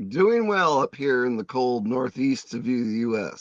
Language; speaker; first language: English; native; English